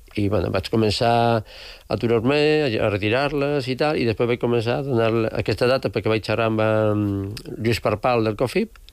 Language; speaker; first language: Catalan; non-native, local second language; Spanish